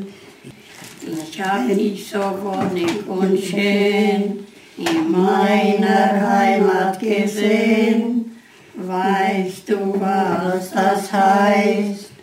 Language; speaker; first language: German; native; German